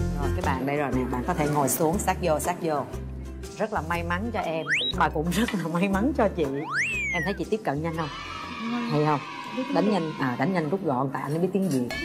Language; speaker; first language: Vietnamese; native; Vietnamese